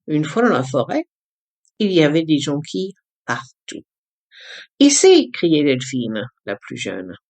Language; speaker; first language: French; early bilingual, other home language; English